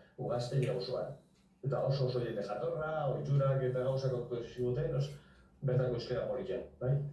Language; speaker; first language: Basque; non-native, local second language; Spanish